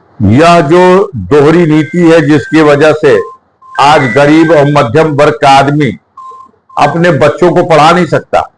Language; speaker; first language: Hindi; native; Hindi